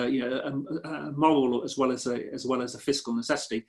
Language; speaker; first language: English; native; English